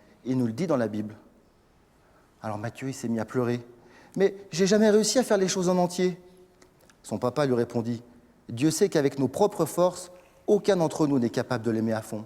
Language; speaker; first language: French; native; French